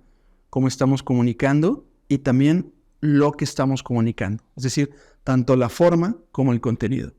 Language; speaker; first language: Spanish; native; Spanish